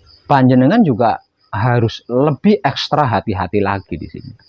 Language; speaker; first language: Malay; non-native, local second language; Javanese